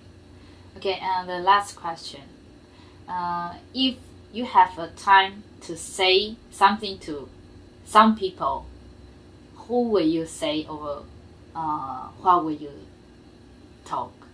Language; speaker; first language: English; non-native, learner; Japanese